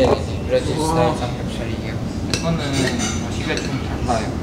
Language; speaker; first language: Korean; non-native, fluent; Portuguese